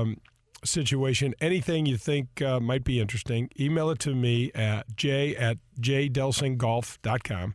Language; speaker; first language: English; native; English